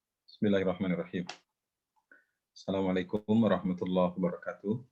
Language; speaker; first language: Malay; non-native, local second language; Sundanese